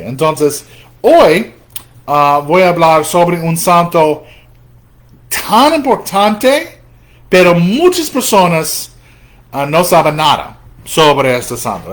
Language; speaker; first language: Spanish; non-native, fluent; English